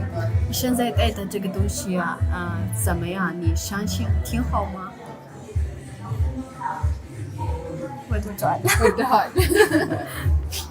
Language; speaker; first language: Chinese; non-native, learner; Amharic